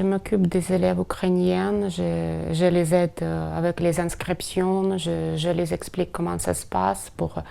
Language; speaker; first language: French; non-native, fluent; Ukrainian